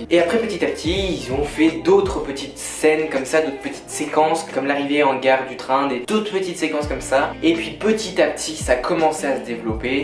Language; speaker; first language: French; native; French